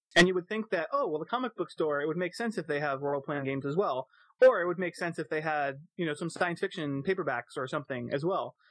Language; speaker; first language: English; native; English